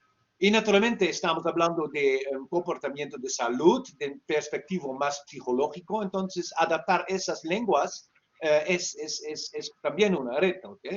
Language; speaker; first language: Spanish; non-native, learner; Dutch